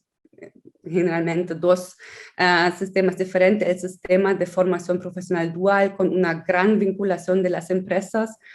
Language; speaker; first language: Spanish; non-native, fluent; German